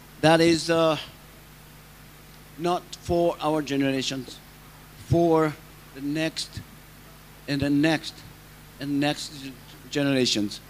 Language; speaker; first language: English; non-native, learner; Japanese